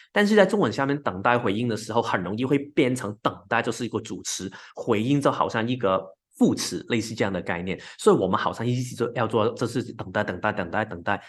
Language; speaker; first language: Chinese; non-native, local second language; Cantonese